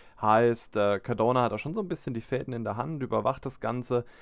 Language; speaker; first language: German; native; German